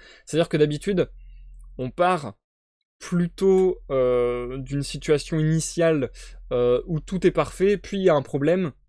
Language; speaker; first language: French; native; French